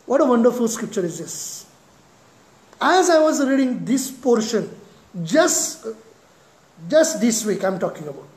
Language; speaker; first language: English; non-native, local second language; Marathi